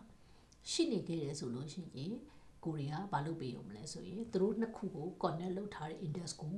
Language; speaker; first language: Burmese; native; Burmese